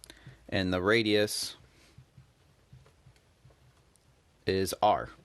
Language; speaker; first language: English; native; English